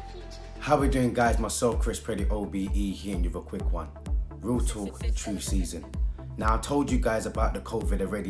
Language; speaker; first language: English; native; English